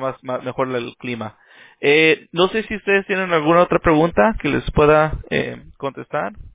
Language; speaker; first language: Spanish; early bilingual, heritage; Spanish